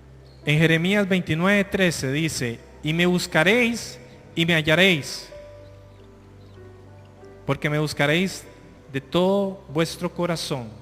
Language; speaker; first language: Spanish; native; Spanish